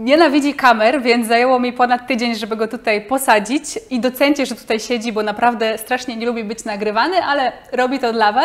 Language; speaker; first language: Polish; native; Polish